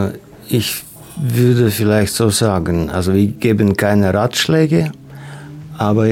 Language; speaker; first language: German; non-native, fluent; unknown